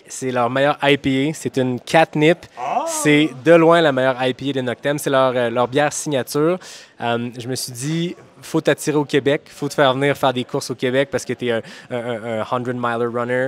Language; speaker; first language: French; native; French